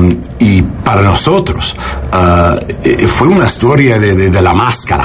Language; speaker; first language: Spanish; non-native, learner; English